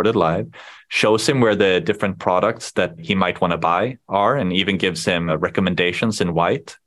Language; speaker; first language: English; non-native, fluent; Swedish